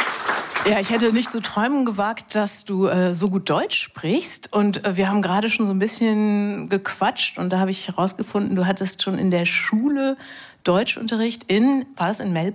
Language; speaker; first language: German; native; German